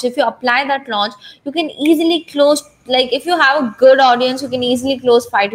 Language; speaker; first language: English; non-native, local second language; Hindi